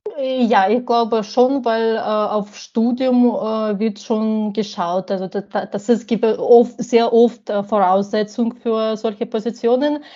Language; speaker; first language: German; non-native, fluent; Ukrainian